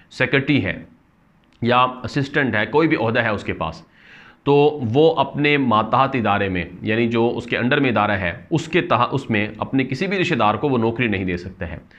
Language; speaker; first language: Urdu; native; Urdu